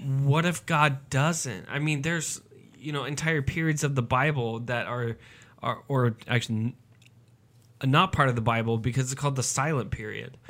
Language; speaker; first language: English; native; English